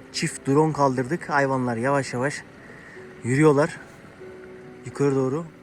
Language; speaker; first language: Turkish; native; Turkish